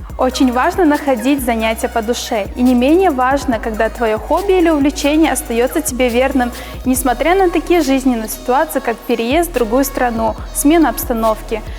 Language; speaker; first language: Russian; native; Russian